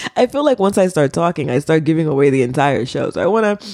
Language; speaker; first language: English; early bilingual, other home language; Haitian Creole